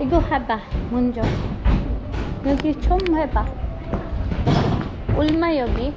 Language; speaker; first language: Korean; non-native, fluent; Filipino